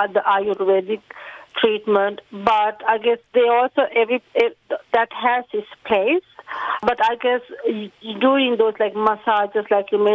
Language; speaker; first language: English; non-native, local second language; Sinhala